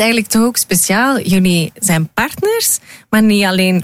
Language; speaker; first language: Dutch; native; Dutch